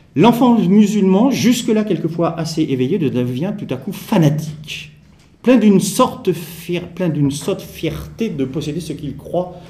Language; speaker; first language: French; native; French